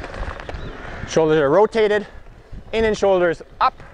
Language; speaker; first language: English; native; English